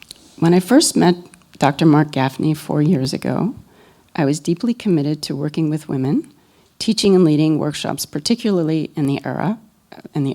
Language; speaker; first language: English; native; English